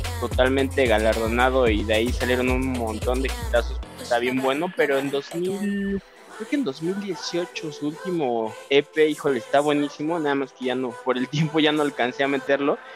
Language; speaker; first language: Spanish; native; Spanish